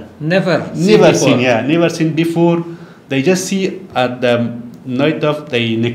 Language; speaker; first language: English; non-native, learner; Persian